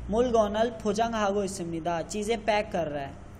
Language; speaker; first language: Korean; non-native, learner; Urdu